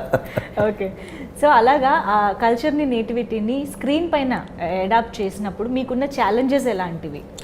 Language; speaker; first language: Telugu; native; Telugu